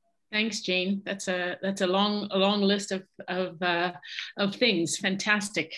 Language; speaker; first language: English; native; English